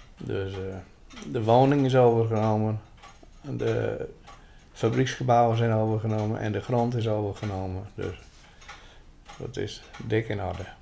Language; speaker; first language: Dutch; non-native, local second language; Western Frisian